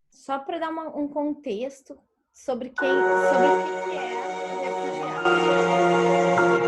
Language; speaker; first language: Portuguese; native; Portuguese